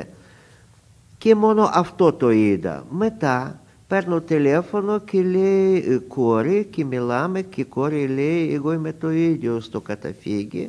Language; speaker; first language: Greek; non-native, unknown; Russian